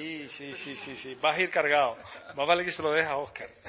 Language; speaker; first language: Spanish; native; Spanish